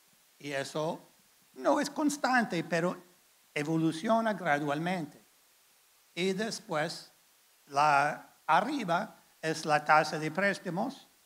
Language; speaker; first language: Spanish; non-native, fluent; English